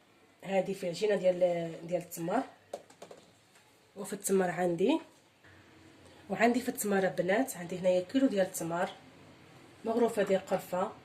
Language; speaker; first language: Arabic; native; Arabic